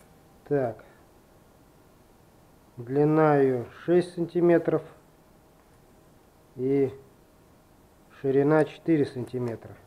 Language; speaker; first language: Russian; native; Russian